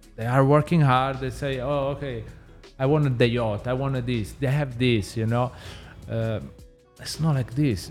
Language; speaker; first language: English; non-native, learner; Italian